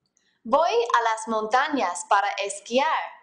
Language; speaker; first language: Spanish; non-native, fluent; English